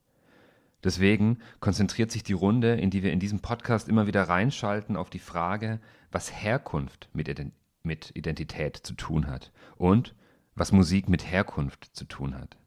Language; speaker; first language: German; native; German